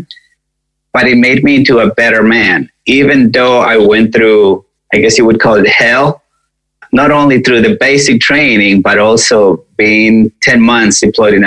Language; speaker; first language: English; non-native, fluent; Spanish